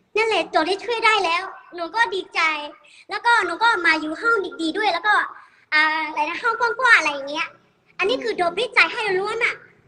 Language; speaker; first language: Thai; non-native, learner; Burmese